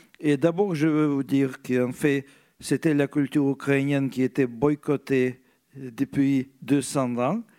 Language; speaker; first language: French; non-native, fluent; Russian